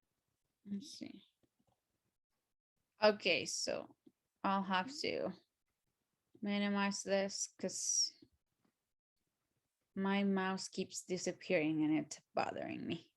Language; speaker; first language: English; non-native, fluent; Spanish